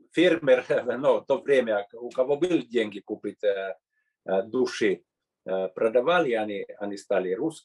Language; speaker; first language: Russian; non-native, fluent; Finnish